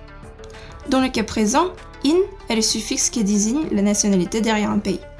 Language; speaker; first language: French; native; French